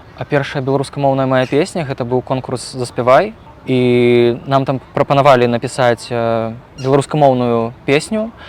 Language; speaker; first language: Belarusian; non-native, local second language; Russian